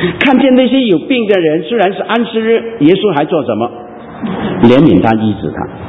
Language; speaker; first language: Chinese; non-native, local second language; Cantonese